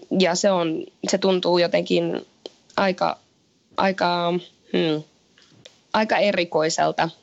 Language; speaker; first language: Finnish; native; Finnish